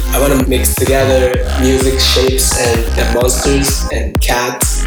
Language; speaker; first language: English; non-native, learner; Japanese